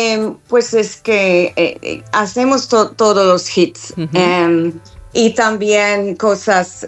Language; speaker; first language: Spanish; non-native, fluent; English